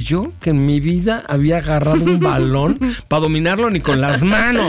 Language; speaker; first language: Spanish; native; Spanish